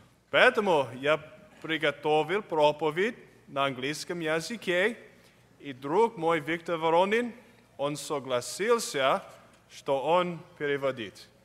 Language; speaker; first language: Russian; non-native, learner; English